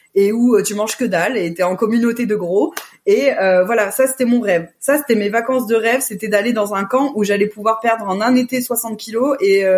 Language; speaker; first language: French; early bilingual, other home language; Portuguese